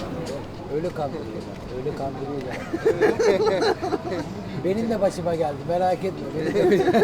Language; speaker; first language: Turkish; native; Turkish